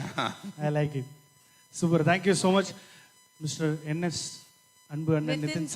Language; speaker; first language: Tamil; native; Tamil